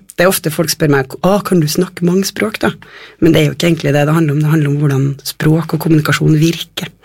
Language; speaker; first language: Norwegian; native; Norwegian